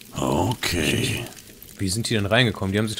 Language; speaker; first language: German; native; German